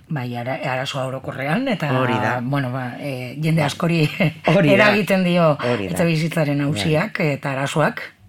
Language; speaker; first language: Basque; native; Basque